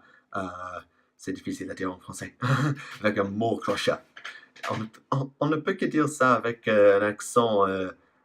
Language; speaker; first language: French; non-native, fluent; English